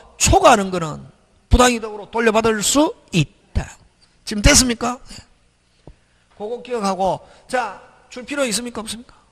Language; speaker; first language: Korean; native; Korean